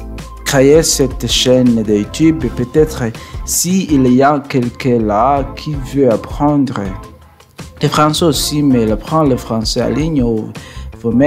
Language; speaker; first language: French; non-native, learner; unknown